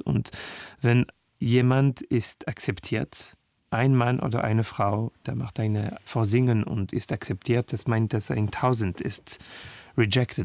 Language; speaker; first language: German; non-native, learner; French